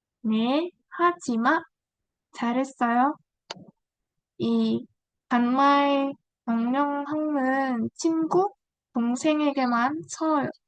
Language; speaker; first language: Korean; non-native, learner; Vietnamese